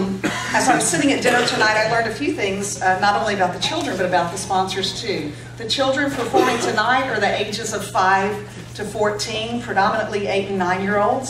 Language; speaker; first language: English; native; English